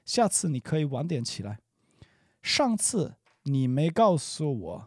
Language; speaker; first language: Chinese; non-native, learner; English